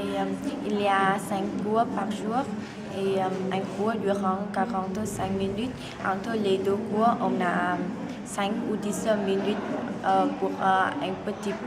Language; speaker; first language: French; non-native, learner; Vietnamese